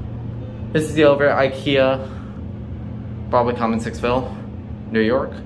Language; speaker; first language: English; native; English